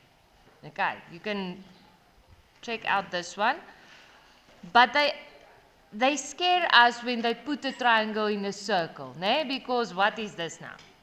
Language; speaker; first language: English; non-native, local second language; Afrikaans